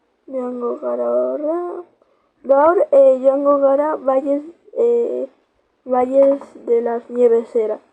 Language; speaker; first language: Basque; non-native, local second language; Spanish